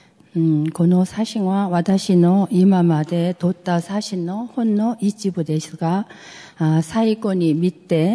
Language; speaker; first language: Japanese; non-native, fluent; Korean